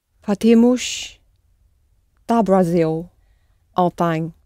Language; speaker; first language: Portuguese; non-native, learner; English